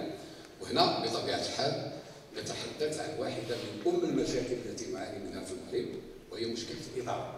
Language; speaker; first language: Arabic; native; Arabic